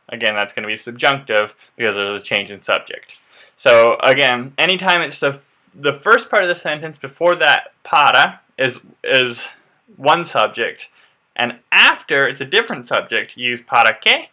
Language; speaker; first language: English; native; English